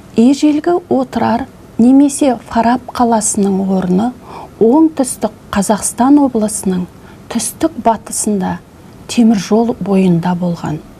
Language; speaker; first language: Kazakh; native; Kazakh